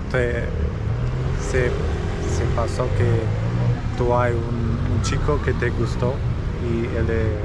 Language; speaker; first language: Spanish; non-native, learner; Romanian